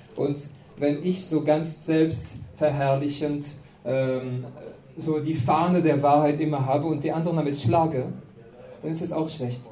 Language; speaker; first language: German; non-native, fluent; French